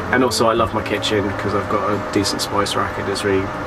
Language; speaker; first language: English; native; English